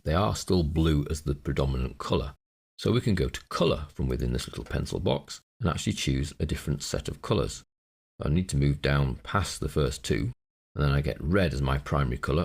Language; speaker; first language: English; native; English